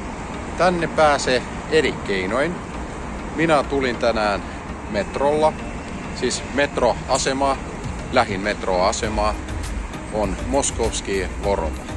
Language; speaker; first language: Finnish; non-native, fluent; Russian